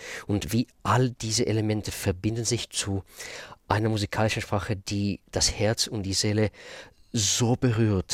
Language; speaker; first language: German; non-native, fluent; Russian